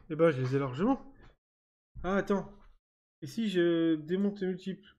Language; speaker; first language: French; native; French